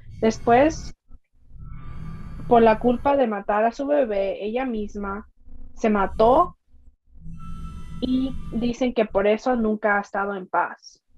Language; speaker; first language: Spanish; early bilingual, heritage; Spanish